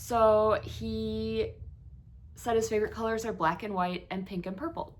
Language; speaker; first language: English; native; English